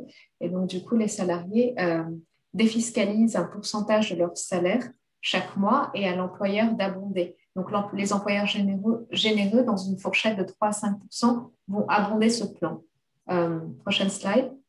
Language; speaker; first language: French; native; French